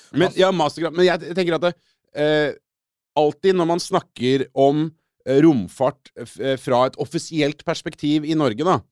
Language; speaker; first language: Norwegian; native; Norwegian